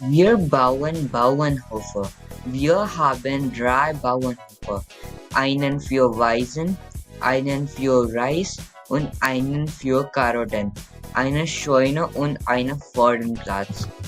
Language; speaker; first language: German; non-native, learner; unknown